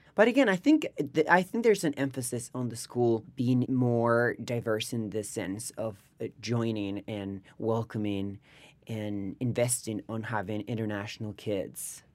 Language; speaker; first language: English; non-native, fluent; Spanish